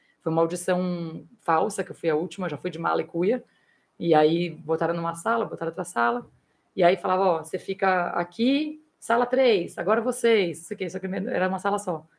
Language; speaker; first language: Portuguese; native; Portuguese